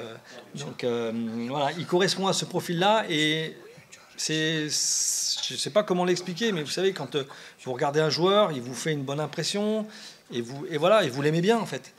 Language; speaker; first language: French; native; French